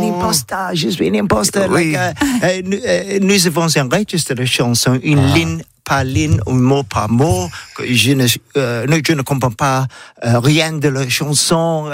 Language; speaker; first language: French; non-native, learner; English